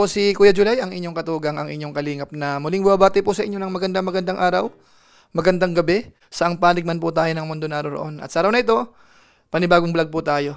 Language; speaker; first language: Filipino; native; Filipino